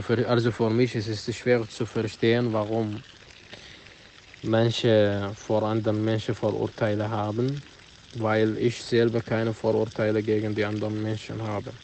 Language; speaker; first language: German; non-native, fluent; Arabic